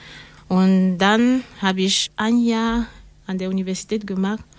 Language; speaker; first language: German; non-native, learner; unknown